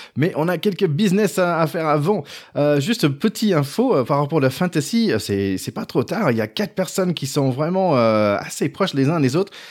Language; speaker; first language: French; non-native, fluent; English